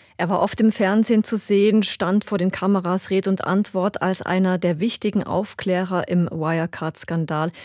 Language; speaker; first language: German; native; German